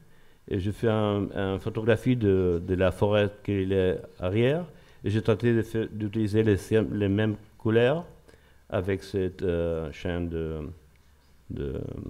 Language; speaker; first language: French; non-native, learner; Spanish